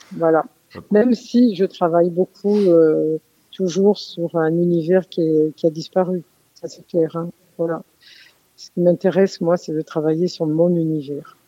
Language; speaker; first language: French; native; French